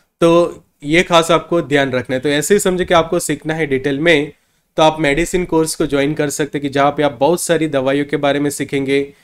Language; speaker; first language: Hindi; non-native, local second language; Gujarati